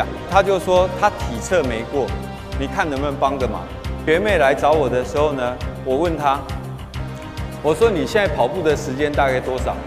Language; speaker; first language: Chinese; native; Chinese